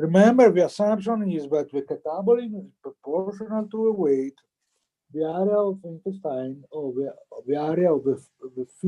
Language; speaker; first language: English; non-native, fluent; Italian